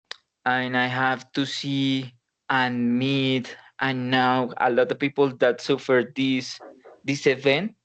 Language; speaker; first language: English; non-native, learner; Spanish